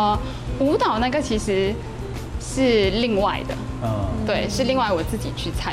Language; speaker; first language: Chinese; non-native, fluent; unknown